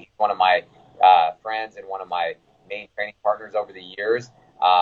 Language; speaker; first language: English; native; English